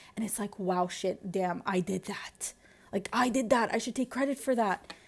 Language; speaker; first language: English; non-native, fluent; Arabic